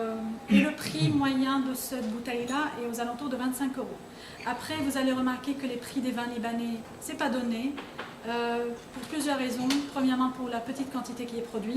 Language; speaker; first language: French; non-native, local second language; Arabic